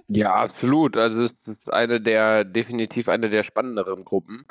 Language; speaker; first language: German; native; German